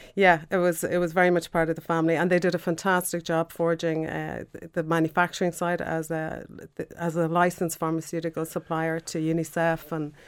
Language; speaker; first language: English; native; English